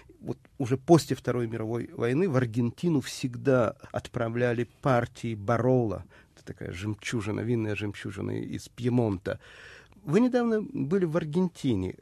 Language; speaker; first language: Russian; native; Russian